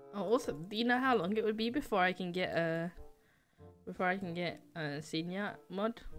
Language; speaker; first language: English; native; English